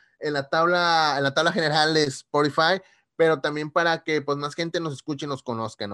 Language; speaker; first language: Spanish; native; Spanish